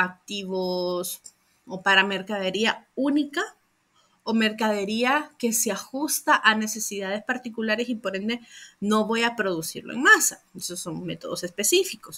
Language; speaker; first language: Spanish; native; Spanish